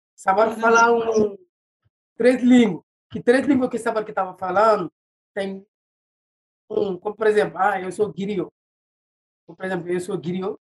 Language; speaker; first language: Portuguese; non-native, fluent; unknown